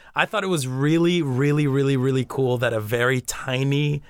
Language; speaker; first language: English; early bilingual, other home language; Spanish